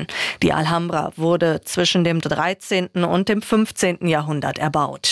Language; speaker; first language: German; native; German